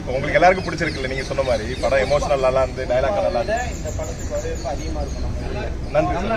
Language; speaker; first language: Tamil; native; Tamil